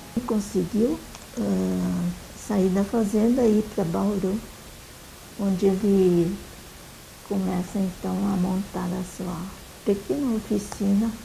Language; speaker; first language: Portuguese; early bilingual, other home language; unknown